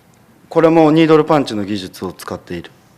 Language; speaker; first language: Japanese; native; Japanese